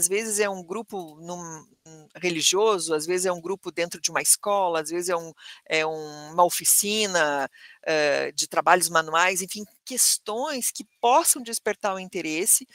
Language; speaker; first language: Portuguese; native; Portuguese